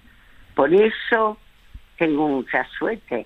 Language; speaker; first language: Spanish; early bilingual, other home language; French